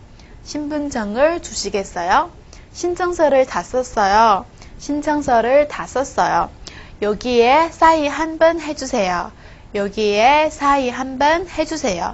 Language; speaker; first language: Korean; non-native, fluent; Chinese